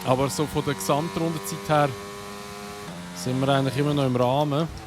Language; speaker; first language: German; native; German